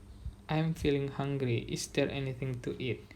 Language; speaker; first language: English; non-native, fluent; Indonesian